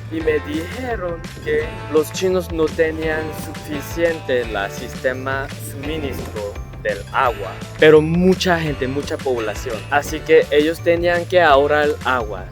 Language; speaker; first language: Spanish; non-native, learner; Korean